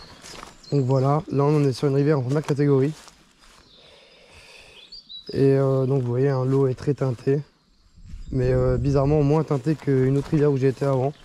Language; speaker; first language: French; native; French